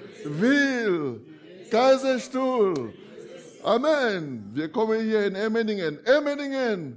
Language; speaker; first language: German; non-native, fluent; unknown